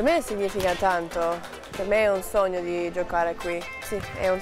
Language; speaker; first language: Italian; non-native, learner; English